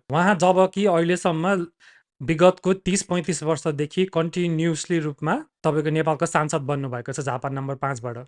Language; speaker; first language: Nepali; native; Nepali